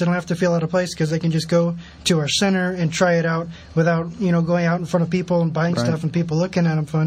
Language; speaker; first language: English; native; English